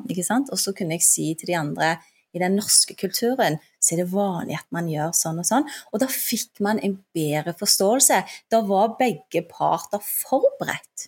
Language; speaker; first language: Norwegian; early bilingual, other home language; Turkish